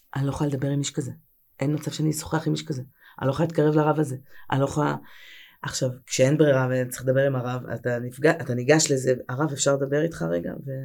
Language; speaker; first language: Hebrew; native; Hebrew